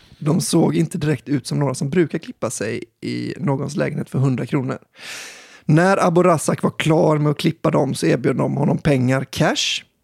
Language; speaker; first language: Swedish; native; Swedish